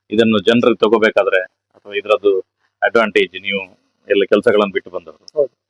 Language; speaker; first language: Kannada; native; Kannada